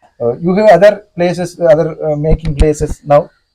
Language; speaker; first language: English; non-native, local second language; Tamil